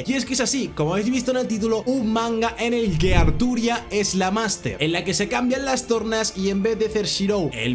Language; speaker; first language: Spanish; native; Spanish